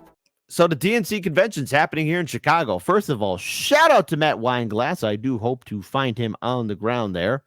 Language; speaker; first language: English; native; English